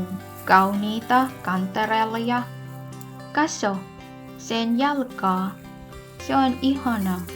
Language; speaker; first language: Finnish; non-native, learner; Thai